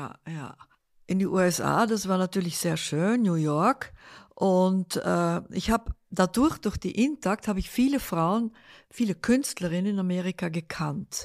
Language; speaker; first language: German; early bilingual, other home language; Dutch